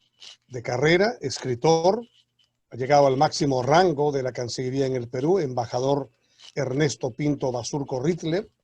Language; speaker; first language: Spanish; native; Spanish